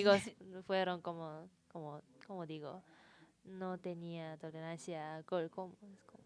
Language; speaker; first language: Spanish; non-native, learner; Japanese